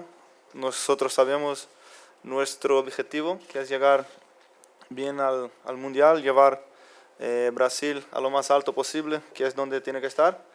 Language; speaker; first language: Spanish; non-native, fluent; Portuguese